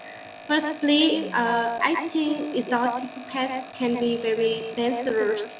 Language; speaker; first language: English; non-native, learner; Vietnamese